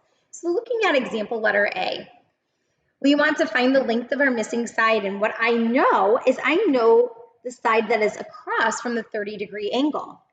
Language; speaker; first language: English; native; English